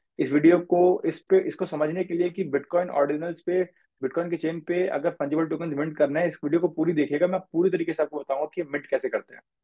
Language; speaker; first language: Hindi; native; Hindi